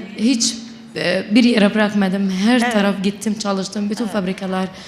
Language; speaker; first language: Turkish; non-native, local second language; Arabic